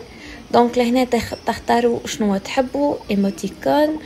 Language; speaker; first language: Arabic; native; Arabic